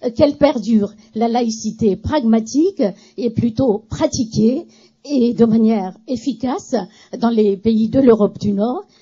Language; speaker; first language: French; native; French